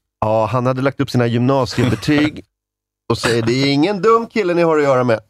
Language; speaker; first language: Swedish; native; Swedish